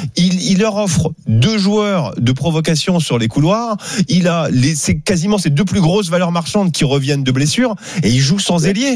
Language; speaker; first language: French; native; French